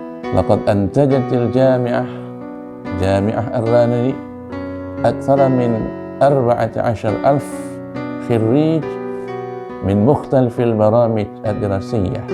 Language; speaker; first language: Arabic; non-native, fluent; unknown